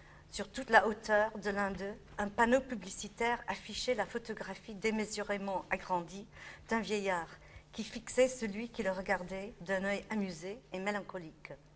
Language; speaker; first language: French; non-native, fluent; English